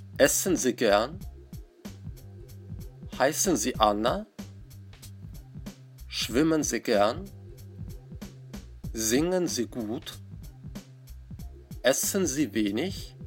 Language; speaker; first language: German; non-native, fluent; Russian